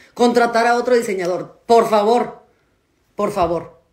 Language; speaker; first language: Spanish; native; Spanish